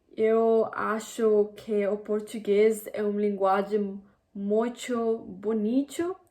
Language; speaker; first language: Portuguese; non-native, learner; Spanish